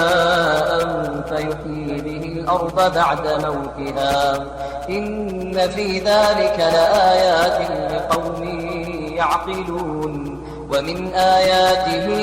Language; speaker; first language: Arabic; native; Arabic